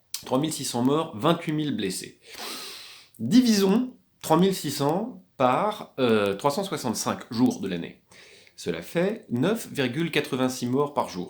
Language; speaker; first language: French; native; French